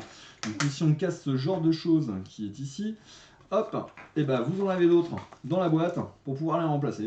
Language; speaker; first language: French; native; French